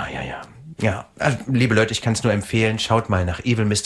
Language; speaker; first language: German; native; German